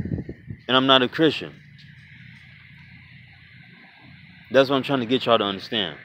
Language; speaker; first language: English; native; English